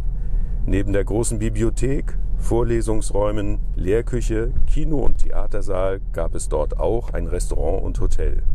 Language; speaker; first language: German; native; German